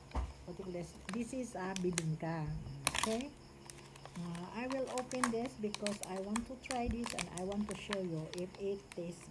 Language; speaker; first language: English; non-native, local second language; Cebuano